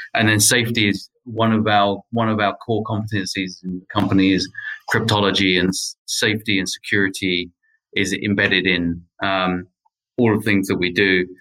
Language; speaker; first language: English; native; English